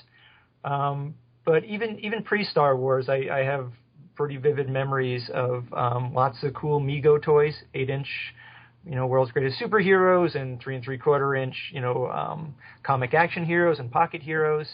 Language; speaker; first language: English; native; English